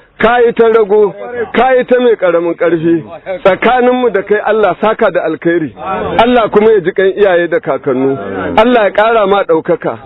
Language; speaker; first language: Hausa; native; Hausa